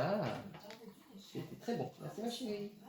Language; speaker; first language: French; native; French